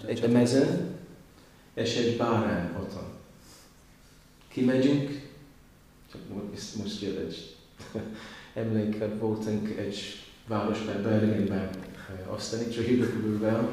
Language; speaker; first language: Hungarian; non-native, learner; English